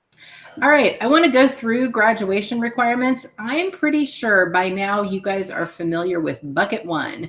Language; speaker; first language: English; native; English